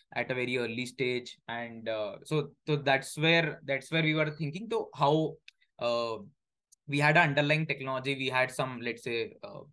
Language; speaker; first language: English; non-native, local second language; Hindi